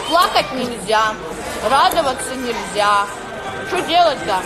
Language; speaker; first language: Russian; native; Russian